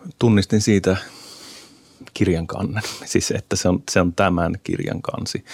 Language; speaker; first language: Finnish; native; Finnish